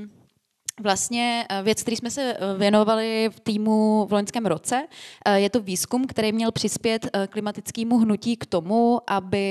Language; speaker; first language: Czech; native; Czech